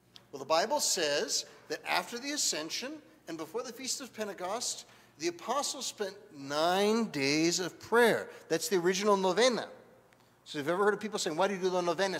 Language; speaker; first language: English; native; English